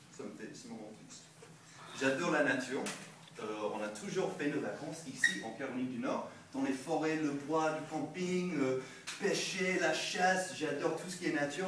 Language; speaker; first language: French; non-native, fluent; English